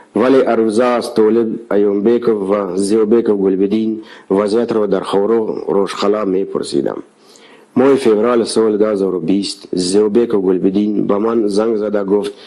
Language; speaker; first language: Tajik; non-native, local second language; Shughni